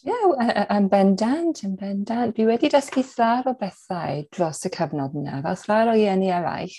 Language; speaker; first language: Welsh; non-native, fluent; English